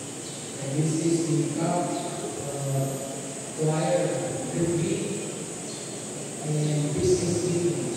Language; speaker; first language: English; non-native, local second language; Filipino